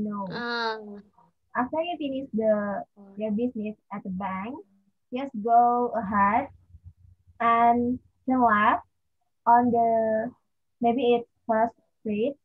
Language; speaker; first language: English; non-native, learner; Indonesian